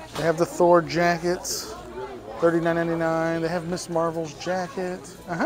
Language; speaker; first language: English; native; English